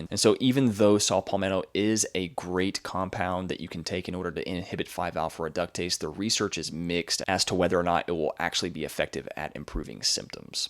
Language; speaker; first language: English; native; English